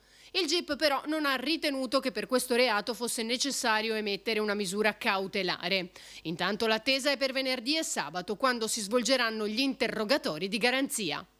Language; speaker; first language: Italian; native; Italian